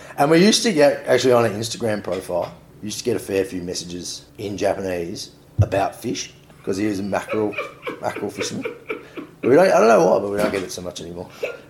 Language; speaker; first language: English; native; English